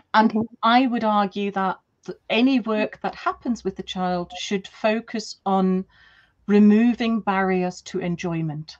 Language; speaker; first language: English; non-native, fluent; German